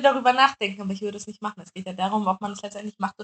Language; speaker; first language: German; native; German